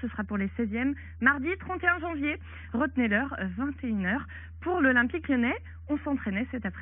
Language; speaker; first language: French; native; French